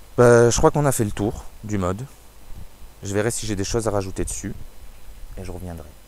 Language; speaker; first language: French; native; French